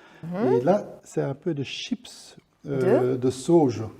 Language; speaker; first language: French; non-native, fluent; Dutch